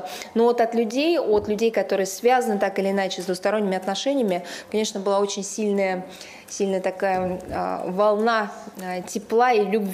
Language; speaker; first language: Russian; native; Russian